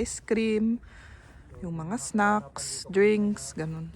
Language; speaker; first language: Filipino; native; Filipino